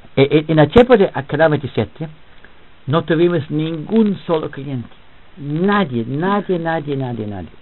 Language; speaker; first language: Spanish; non-native, fluent; English